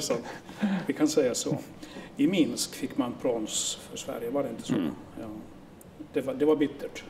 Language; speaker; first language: Swedish; non-native, local second language; Finnish